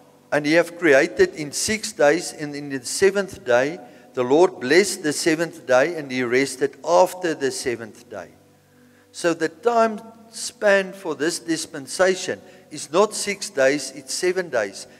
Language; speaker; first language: English; non-native, local second language; Afrikaans